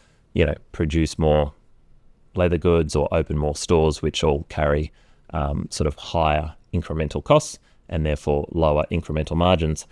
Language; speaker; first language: English; native; English